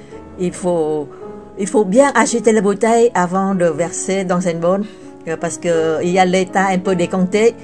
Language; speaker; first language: French; non-native, fluent; Vietnamese